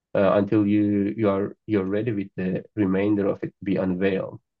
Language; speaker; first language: English; non-native, fluent; Azerbaijani